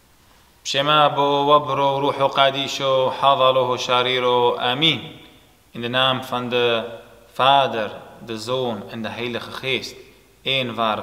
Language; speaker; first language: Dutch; non-native, fluent; Turoyo